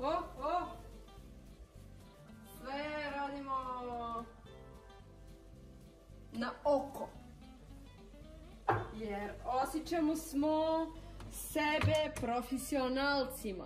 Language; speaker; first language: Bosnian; non-native, learner; Russian